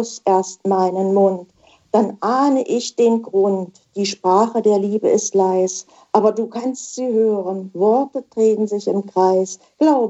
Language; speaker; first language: German; native; German